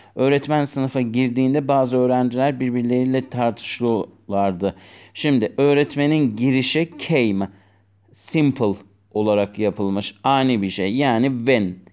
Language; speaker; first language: Turkish; non-native, fluent; Azerbaijani